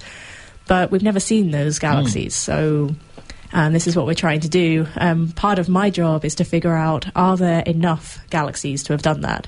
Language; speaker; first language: English; native; English